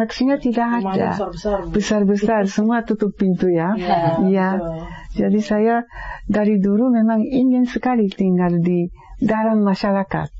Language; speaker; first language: Indonesian; non-native, fluent; Japanese